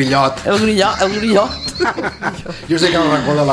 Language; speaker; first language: Catalan; native; Catalan